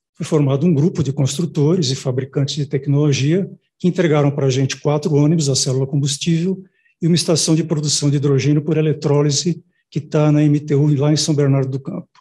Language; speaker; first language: Portuguese; native; Portuguese